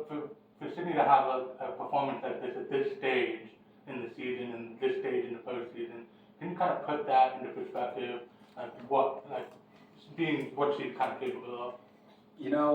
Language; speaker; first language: English; native; English